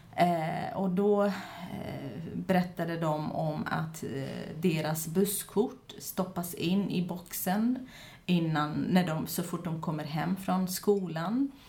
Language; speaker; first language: Swedish; non-native, fluent; Kurdish